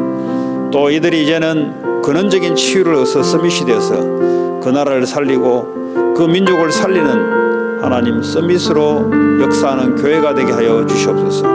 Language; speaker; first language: Korean; native; Korean